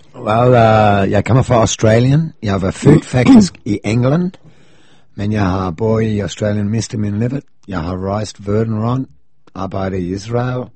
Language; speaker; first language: Danish; non-native, fluent; English